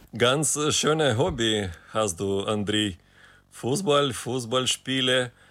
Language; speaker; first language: German; non-native, fluent; Ukrainian